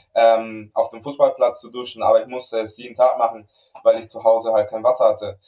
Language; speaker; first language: German; non-native, fluent; Spanish